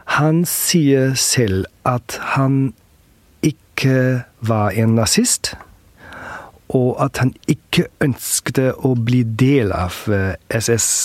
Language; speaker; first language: Norwegian; early bilingual, heritage; German